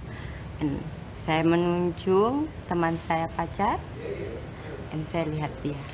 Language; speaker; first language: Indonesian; non-native, learner; English